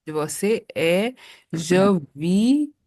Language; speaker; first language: French; non-native, learner; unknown